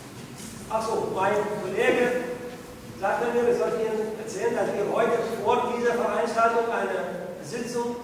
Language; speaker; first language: German; non-native, fluent; Arabic